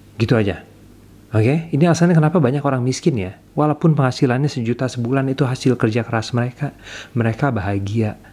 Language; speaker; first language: Indonesian; native; Indonesian